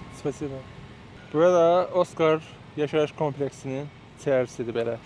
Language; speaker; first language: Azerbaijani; native; Azerbaijani